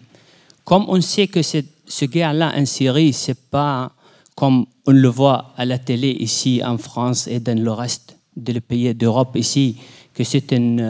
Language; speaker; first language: French; non-native, fluent; Arabic